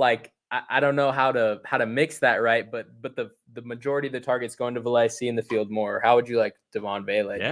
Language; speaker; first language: English; native; English